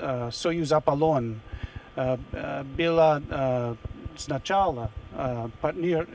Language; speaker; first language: Russian; non-native, learner; English